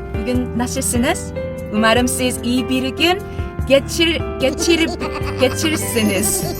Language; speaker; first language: Turkish; non-native, learner; Korean